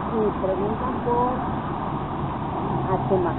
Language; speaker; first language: Spanish; native; Spanish